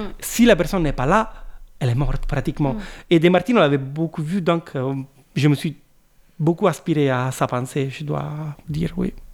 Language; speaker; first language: French; non-native, fluent; Italian